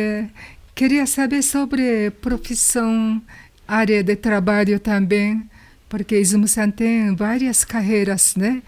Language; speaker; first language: Portuguese; non-native, learner; Japanese